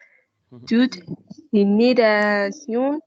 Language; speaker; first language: French; non-native, learner; Spanish